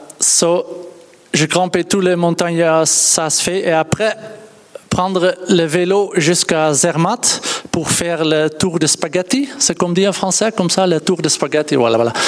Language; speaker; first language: French; non-native, learner; Dutch